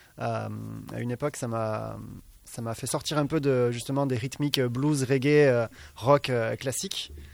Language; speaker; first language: French; native; French